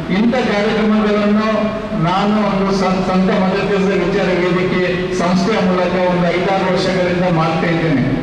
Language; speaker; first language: Kannada; non-native, local second language; Konkani